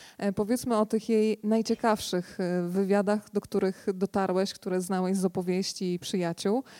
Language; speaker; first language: Polish; native; Polish